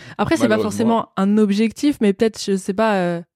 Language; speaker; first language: French; native; French